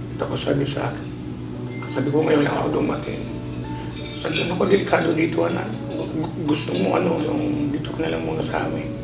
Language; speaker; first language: Filipino; non-native, local second language; Waray